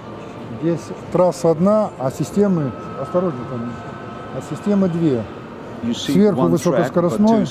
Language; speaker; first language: Russian; native; Russian